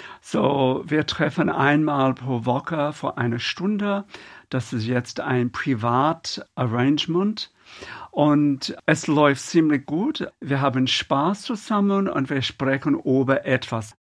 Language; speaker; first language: German; non-native, learner; English